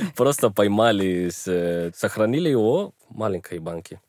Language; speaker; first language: Russian; non-native, learner; Spanish